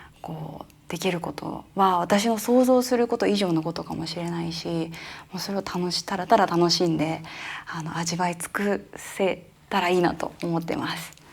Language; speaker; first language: Japanese; native; Japanese